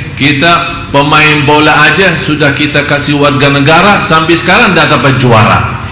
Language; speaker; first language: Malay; non-native, fluent; Arabic